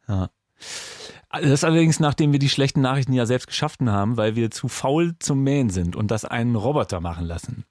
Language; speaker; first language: German; native; German